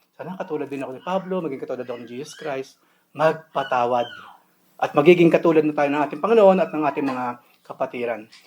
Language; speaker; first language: Filipino; native; Filipino